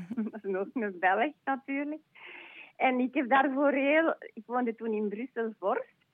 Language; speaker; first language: Dutch; non-native, local second language; French